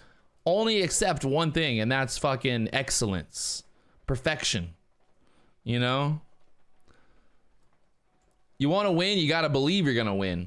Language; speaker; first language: English; native; English